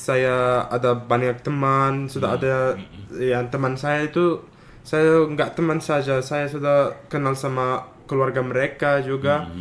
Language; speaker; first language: Indonesian; non-native, fluent; Arabic